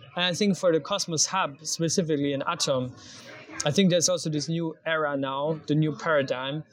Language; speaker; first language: English; non-native, fluent; German